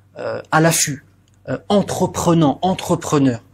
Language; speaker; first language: French; native; French